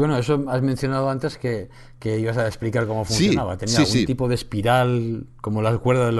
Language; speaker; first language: Spanish; native; Spanish